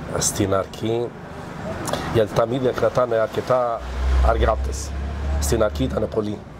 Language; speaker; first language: Greek; non-native, fluent; Albanian